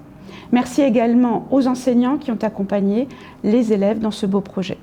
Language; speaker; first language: French; native; French